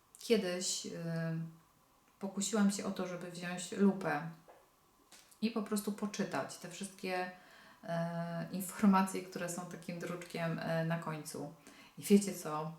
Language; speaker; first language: Polish; native; Polish